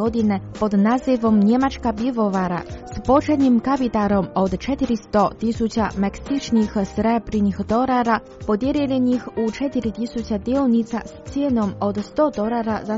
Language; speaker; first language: Croatian; non-native, fluent; Chinese